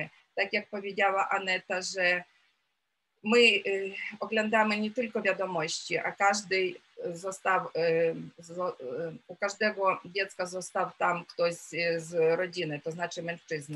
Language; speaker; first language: Polish; non-native, fluent; Ukrainian